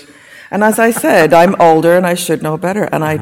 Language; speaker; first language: English; native; English